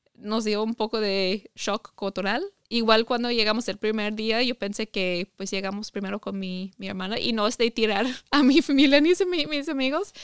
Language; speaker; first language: Spanish; non-native, fluent; English